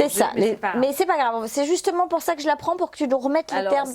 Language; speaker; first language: French; native; French